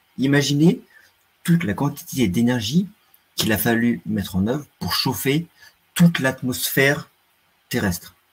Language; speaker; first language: French; native; French